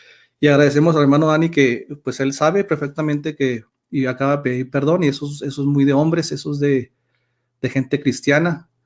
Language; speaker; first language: Spanish; native; Spanish